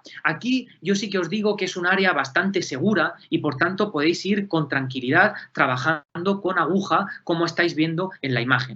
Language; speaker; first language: Spanish; native; Spanish